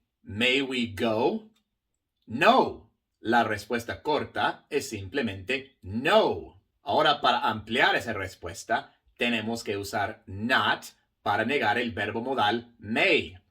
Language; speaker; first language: Spanish; non-native, fluent; English